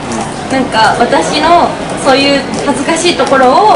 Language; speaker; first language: Japanese; native; Japanese